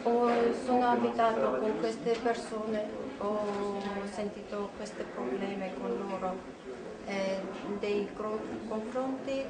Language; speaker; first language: Italian; non-native, learner; Armenian